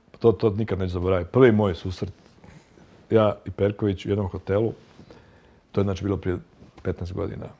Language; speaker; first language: Croatian; native; Croatian